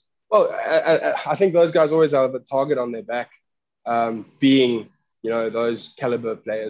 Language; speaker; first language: English; non-native, local second language; Afrikaans